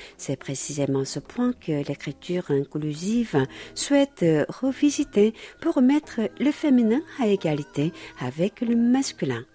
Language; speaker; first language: French; non-native, fluent; Korean